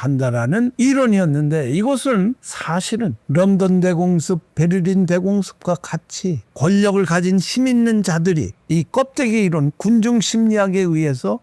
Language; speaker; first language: Korean; native; Korean